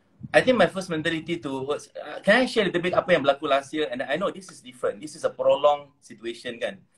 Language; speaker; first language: English; non-native, local second language; Malay